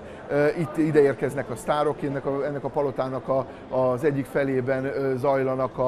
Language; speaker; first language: Hungarian; native; Hungarian